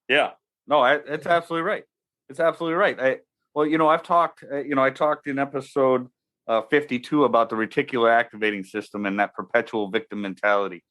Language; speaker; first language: English; native; English